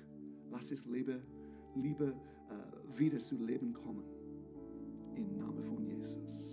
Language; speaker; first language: German; non-native, fluent; English